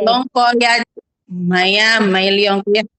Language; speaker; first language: Chinese; non-native, learner; Indonesian